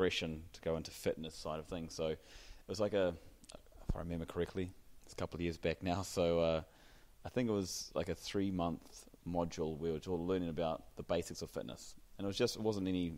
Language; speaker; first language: English; native; English